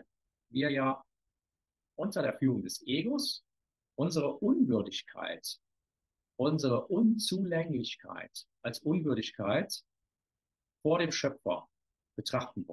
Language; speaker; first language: German; native; German